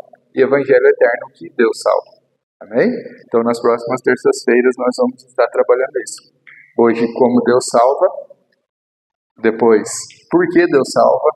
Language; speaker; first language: Portuguese; native; Portuguese